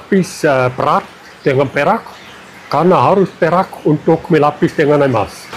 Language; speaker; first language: Indonesian; non-native, fluent; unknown